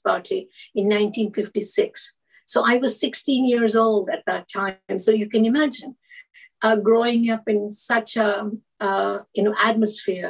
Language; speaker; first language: English; non-native, local second language; Malayalam